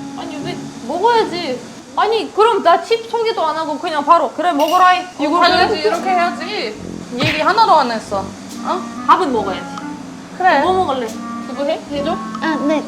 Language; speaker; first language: Korean; non-native, fluent; German